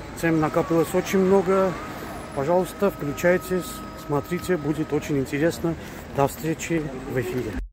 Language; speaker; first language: Russian; non-native, local second language; Armenian